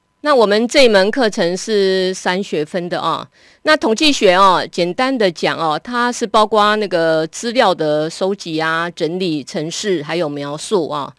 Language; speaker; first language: Chinese; native; Chinese